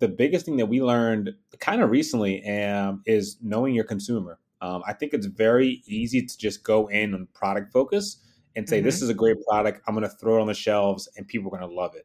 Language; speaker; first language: English; native; English